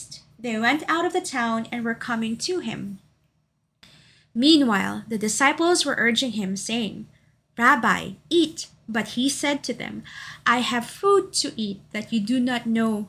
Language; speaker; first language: English; non-native, local second language; Cebuano